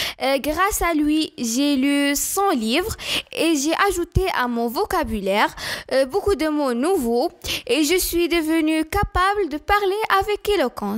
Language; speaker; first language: French; non-native, learner; Arabic